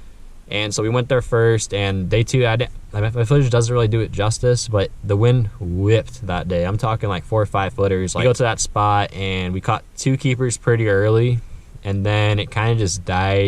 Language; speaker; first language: English; native; English